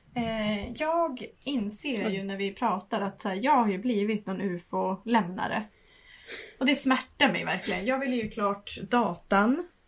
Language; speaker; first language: Swedish; native; Swedish